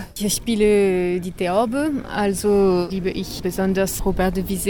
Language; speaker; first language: German; non-native, learner; French